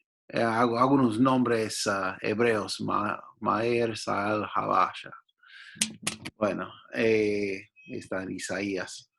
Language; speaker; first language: Spanish; non-native, fluent; English